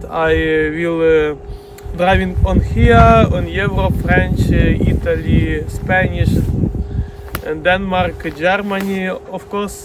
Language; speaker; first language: English; non-native, learner; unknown